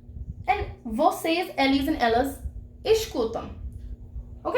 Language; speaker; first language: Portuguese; non-native, fluent; English